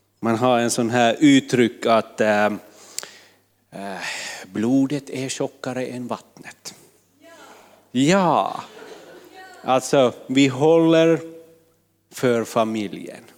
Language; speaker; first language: Swedish; non-native, fluent; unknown